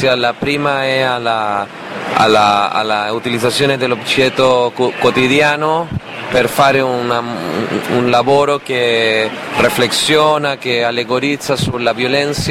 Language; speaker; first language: Italian; non-native, learner; Spanish